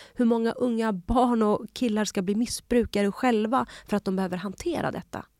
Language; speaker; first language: Swedish; early bilingual, other home language; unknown